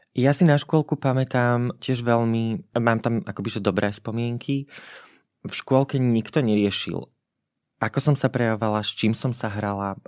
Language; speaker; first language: Slovak; native; Slovak